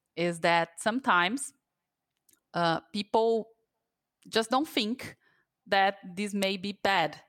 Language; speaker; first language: English; non-native, fluent; Portuguese